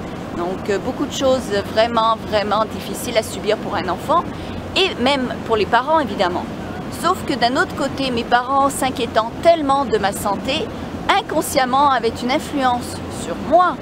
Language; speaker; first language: French; native; French